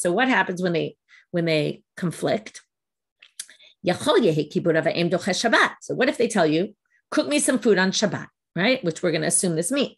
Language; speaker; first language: English; native; English